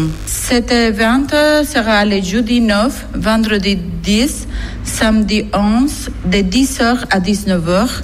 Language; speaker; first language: French; non-native, learner; Spanish